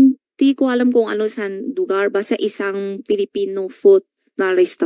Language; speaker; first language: Filipino; non-native, learner; Chinese